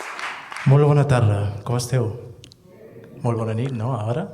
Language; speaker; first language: Catalan; non-native, learner; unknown